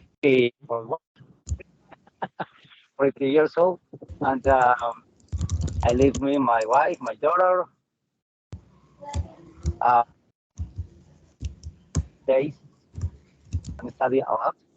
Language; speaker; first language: English; non-native, learner; Spanish